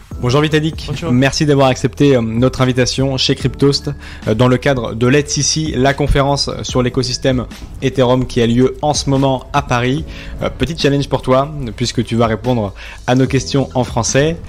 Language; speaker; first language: French; native; French